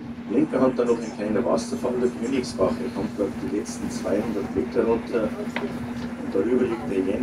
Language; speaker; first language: German; native; German